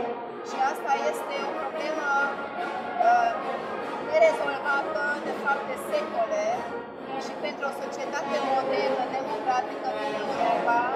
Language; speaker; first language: Romanian; non-native, local second language; Hungarian